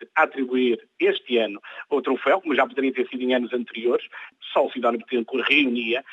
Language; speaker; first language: Portuguese; native; Portuguese